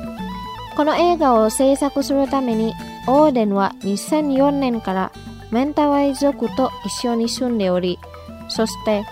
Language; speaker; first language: Japanese; non-native, fluent; Indonesian